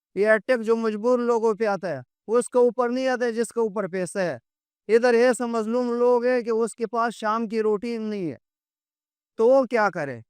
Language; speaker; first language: Urdu; non-native, fluent; Pashto